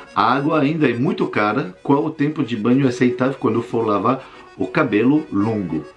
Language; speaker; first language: Portuguese; non-native, fluent; French